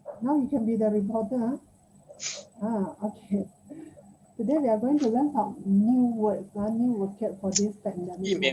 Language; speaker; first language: English; non-native, local second language; Chinese